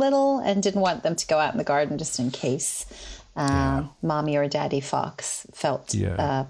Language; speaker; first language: English; non-native, fluent; Hebrew